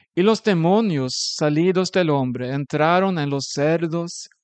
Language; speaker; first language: Spanish; non-native, fluent; Swedish